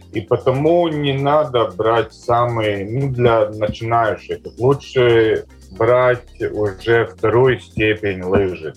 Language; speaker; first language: Russian; non-native, local second language; Latvian